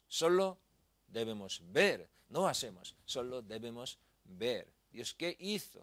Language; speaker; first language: Spanish; non-native, learner; Korean